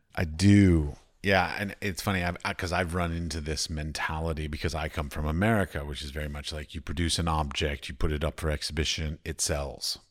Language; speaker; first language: English; native; English